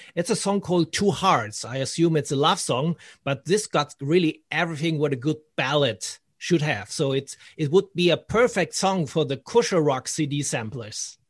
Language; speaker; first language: English; non-native, fluent; German